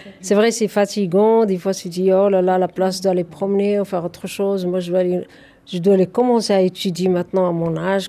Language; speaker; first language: French; non-native, fluent; Arabic